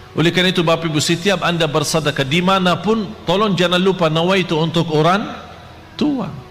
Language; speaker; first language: Malay; non-native, fluent; Arabic